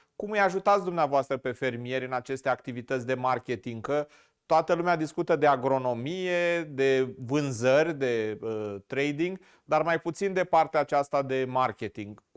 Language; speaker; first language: Romanian; native; Romanian